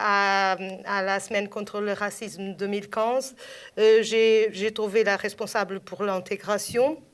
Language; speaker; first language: French; non-native, fluent; Portuguese